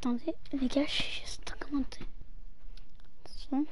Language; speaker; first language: French; native; French